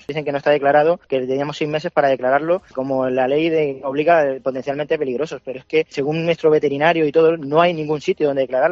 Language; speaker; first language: Spanish; native; Spanish